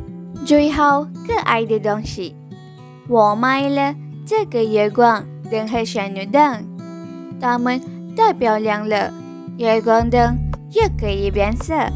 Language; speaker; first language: Chinese; non-native, learner; Malay